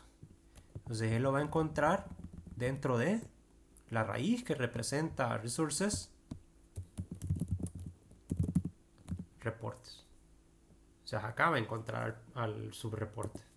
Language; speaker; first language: Spanish; native; Spanish